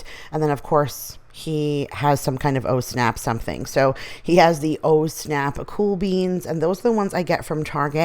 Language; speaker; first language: English; native; English